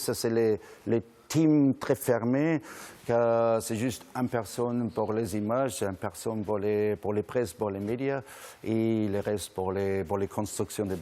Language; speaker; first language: French; non-native, learner; German